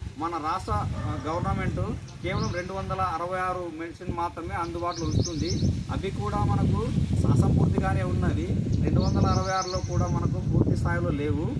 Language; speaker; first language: Telugu; native; Telugu